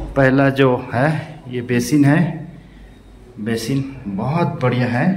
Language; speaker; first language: Hindi; non-native, local second language; Bangla